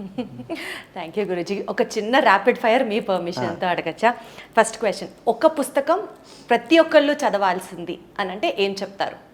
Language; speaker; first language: Telugu; native; Telugu